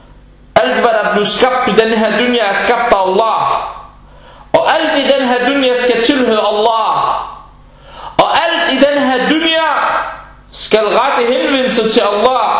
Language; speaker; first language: Danish; non-native, fluent; Arabic